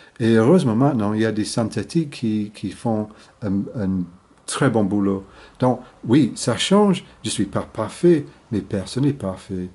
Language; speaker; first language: French; non-native, fluent; English